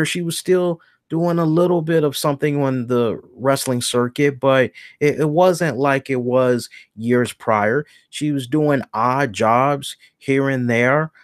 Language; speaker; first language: English; native; English